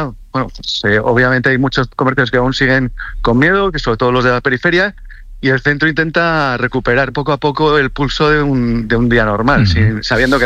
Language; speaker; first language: Spanish; non-native, local second language; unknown